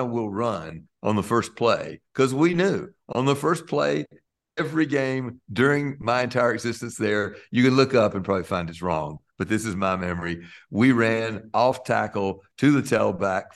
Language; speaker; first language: English; native; English